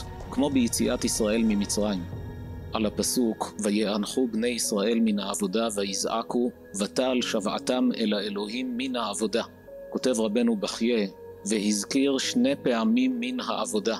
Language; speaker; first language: Hebrew; native; Hebrew